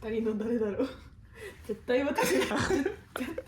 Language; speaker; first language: Japanese; non-native, fluent; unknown